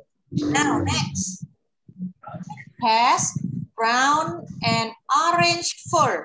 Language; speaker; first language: English; non-native, fluent; Indonesian